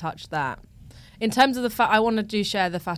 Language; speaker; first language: English; native; English